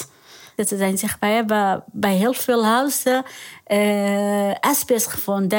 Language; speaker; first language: Dutch; non-native, learner; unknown